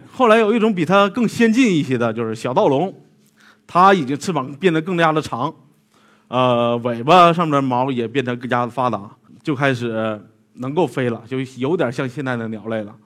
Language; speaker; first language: Chinese; native; Chinese